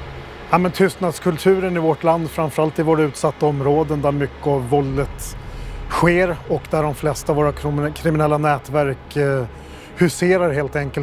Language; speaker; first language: Swedish; native; Swedish